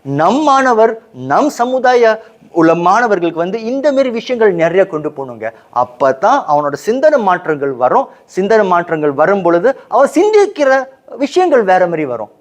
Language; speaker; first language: Tamil; native; Tamil